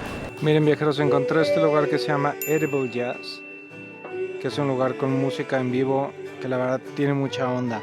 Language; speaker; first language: Spanish; native; Spanish